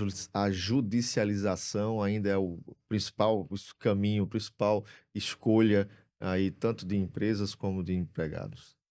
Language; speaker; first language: Portuguese; native; Portuguese